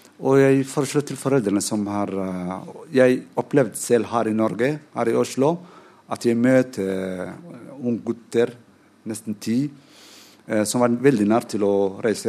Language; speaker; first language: Norwegian; non-native, fluent; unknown